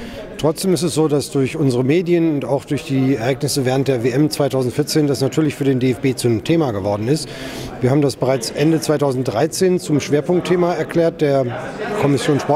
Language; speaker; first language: German; native; German